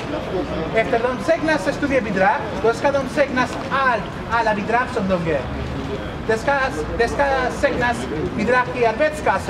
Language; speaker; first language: Swedish; non-native, learner; Spanish